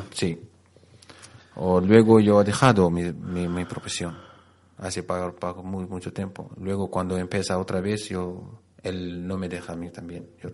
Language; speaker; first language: Spanish; non-native, learner; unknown